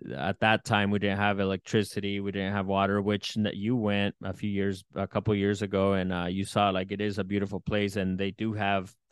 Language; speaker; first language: English; early bilingual, other home language; Spanish